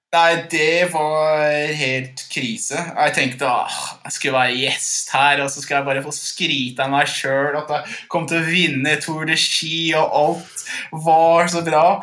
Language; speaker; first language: Norwegian; non-native, fluent; English